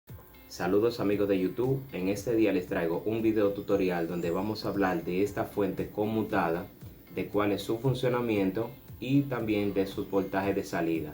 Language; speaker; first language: Spanish; native; Spanish